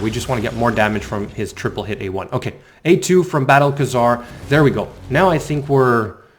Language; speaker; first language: English; native; English